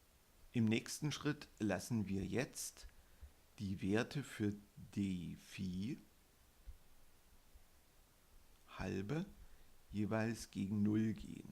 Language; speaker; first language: German; native; German